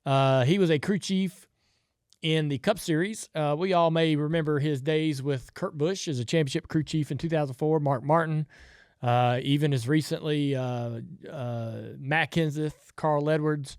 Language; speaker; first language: English; native; English